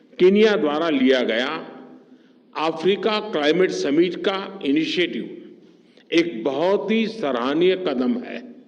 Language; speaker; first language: Hindi; non-native, local second language; Gujarati